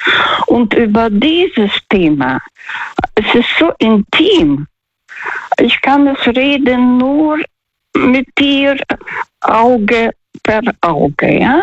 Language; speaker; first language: German; non-native, fluent; Russian